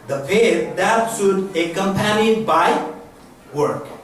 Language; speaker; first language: English; non-native, local second language; Nepali